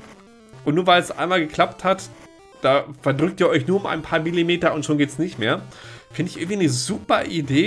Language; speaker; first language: German; native; German